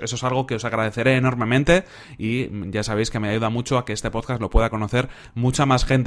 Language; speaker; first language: Spanish; native; Spanish